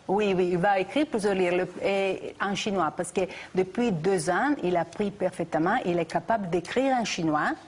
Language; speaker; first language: French; non-native, fluent; Italian